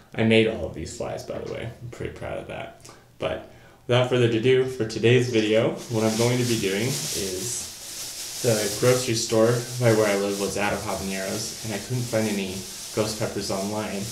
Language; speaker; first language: English; native; English